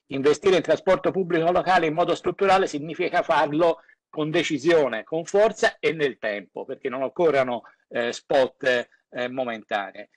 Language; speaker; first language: Italian; native; Italian